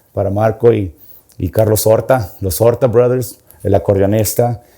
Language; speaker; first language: Spanish; early bilingual, heritage; Spanish